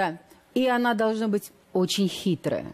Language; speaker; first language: Russian; native; Russian